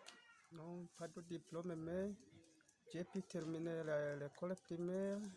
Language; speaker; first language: French; non-native, local second language; Rundi